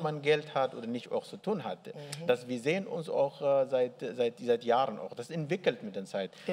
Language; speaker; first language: German; non-native, learner; Arabic